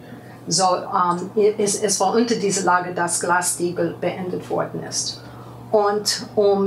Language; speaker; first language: German; non-native, fluent; English